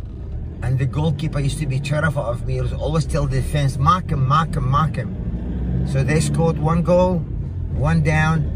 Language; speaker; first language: English; non-native, fluent; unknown